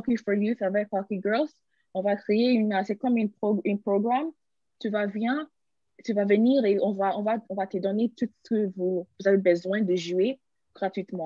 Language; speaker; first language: French; non-native, learner; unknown